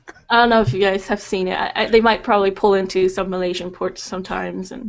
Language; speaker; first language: English; native; English